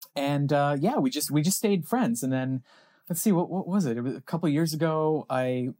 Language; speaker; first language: English; native; English